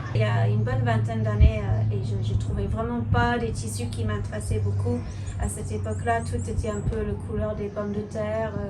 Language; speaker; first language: French; non-native, fluent; English